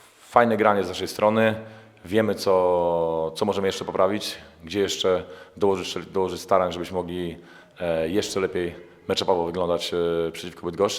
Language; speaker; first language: Polish; native; Polish